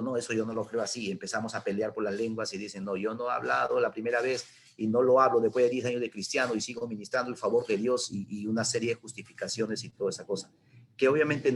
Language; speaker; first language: Spanish; native; Spanish